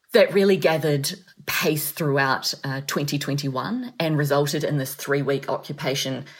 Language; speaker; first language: English; native; English